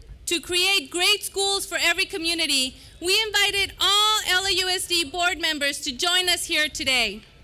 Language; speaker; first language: English; early bilingual, other home language; Spanish